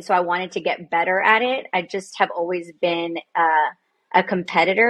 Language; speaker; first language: English; native; English